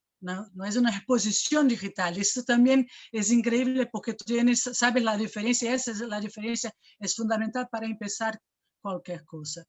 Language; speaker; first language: Spanish; non-native, fluent; Portuguese